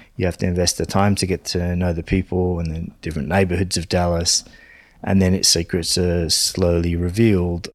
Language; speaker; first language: English; native; English